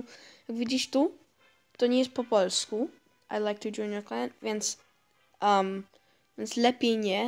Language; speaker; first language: Polish; early bilingual, heritage; Polish